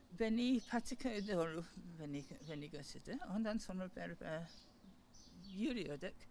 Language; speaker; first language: Turkish; non-native, learner; English